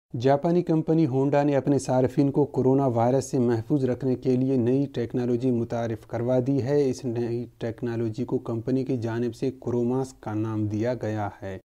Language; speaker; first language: Urdu; non-native, local second language; Baluchi